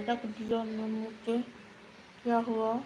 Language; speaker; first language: Hindi; non-native, local second language; Bangla